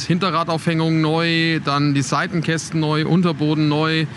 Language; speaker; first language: German; native; German